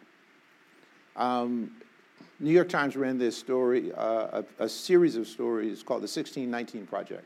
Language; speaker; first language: English; native; English